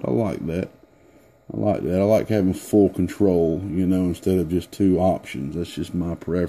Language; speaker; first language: English; native; English